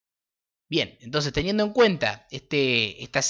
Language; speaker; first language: Spanish; native; Spanish